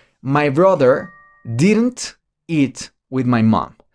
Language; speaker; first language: English; non-native, fluent; Spanish